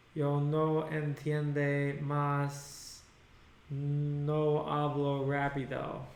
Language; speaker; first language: Spanish; non-native, learner; English